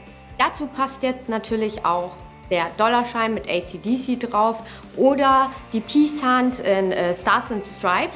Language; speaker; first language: German; native; German